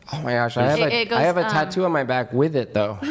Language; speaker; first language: English; native; English